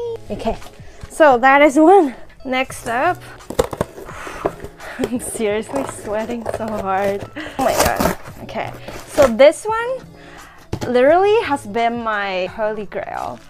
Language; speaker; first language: English; non-native, fluent; Chinese